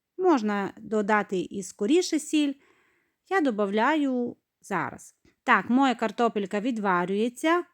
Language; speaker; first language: Ukrainian; native; Ukrainian